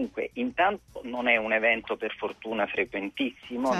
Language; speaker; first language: Italian; native; Italian